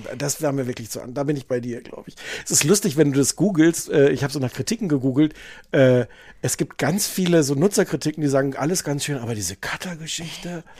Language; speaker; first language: German; native; German